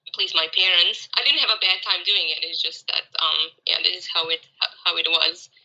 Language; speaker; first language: English; non-native, fluent; Croatian